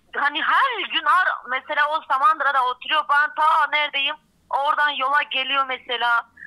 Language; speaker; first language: Turkish; non-native, fluent; Persian